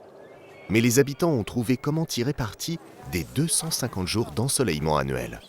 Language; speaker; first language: French; native; French